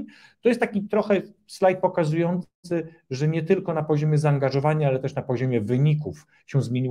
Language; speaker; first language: Polish; native; Polish